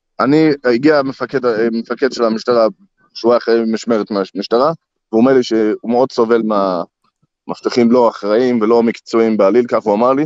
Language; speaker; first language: Hebrew; non-native, fluent; English